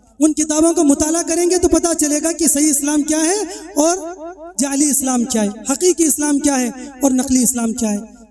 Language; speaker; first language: Urdu; native; Urdu